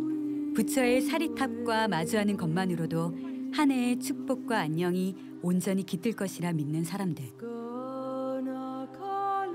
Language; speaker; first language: Korean; native; Korean